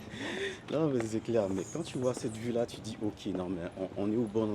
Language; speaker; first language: French; native; French